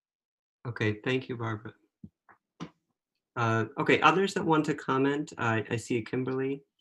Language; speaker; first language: English; native; English